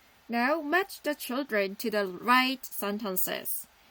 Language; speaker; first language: English; non-native, fluent; Korean